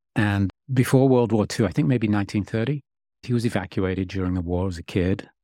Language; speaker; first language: English; native; English